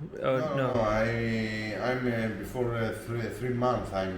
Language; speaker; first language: English; non-native, learner; Greek